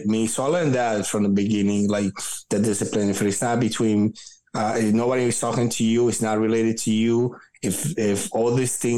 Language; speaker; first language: English; early bilingual, other home language; Spanish